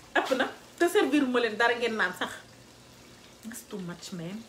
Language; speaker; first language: English; non-native, learner; Wolof